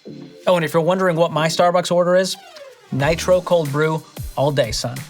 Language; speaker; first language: English; native; English